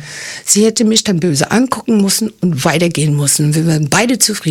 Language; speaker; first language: German; early bilingual, other home language; English